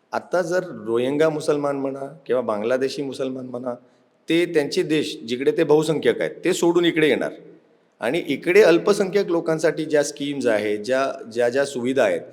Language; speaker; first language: Marathi; non-native, local second language; Urdu